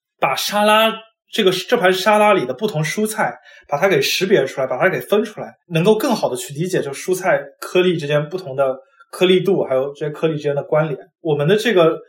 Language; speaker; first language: Chinese; non-native, local second language; Wu Chinese